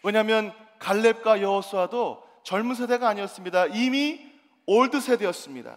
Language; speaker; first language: Korean; native; Korean